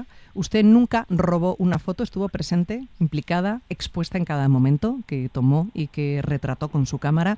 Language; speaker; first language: Spanish; native; Spanish